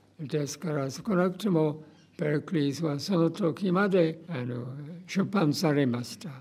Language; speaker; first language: Japanese; non-native, fluent; English